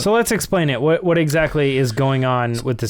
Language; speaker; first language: English; native; English